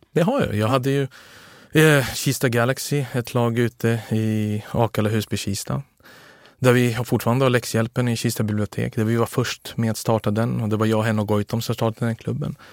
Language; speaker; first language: Swedish; early bilingual, other home language; Serbian